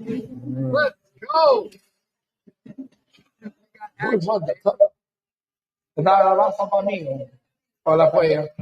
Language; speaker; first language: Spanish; non-native, learner; English